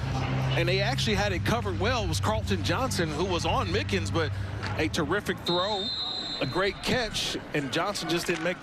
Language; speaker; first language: English; native; English